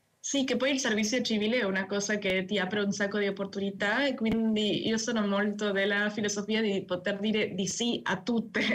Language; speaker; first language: Italian; non-native, fluent; Spanish